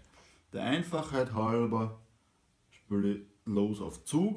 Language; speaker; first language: German; native; German